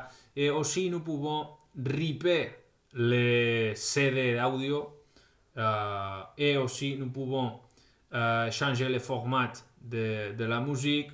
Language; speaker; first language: French; non-native, fluent; Spanish